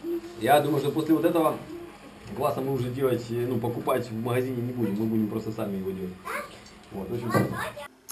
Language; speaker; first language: Russian; native; Russian